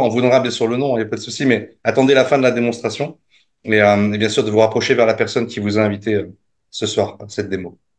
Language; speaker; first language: French; native; French